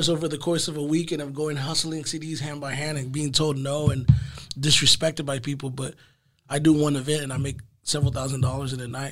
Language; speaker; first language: English; early bilingual, other home language; Spanish